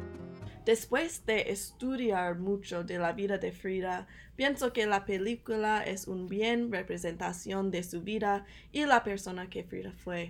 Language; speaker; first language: Spanish; non-native, learner; English